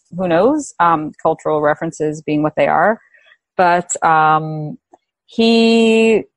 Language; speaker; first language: English; native; English